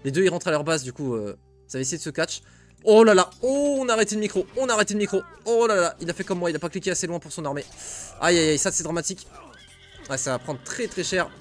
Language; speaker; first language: French; native; French